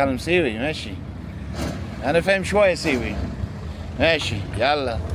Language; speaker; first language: Arabic; non-native, learner; English